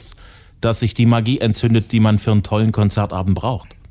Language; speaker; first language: German; native; German